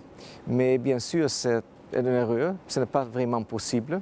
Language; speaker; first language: French; non-native, fluent; Dutch